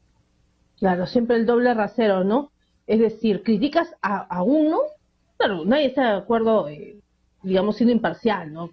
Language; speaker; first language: Spanish; native; Spanish